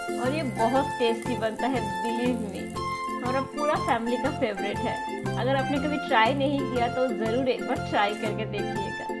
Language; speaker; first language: Hindi; non-native, local second language; Bangla